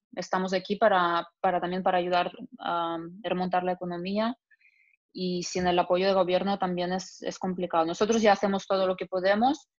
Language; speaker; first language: Spanish; non-native, fluent; Russian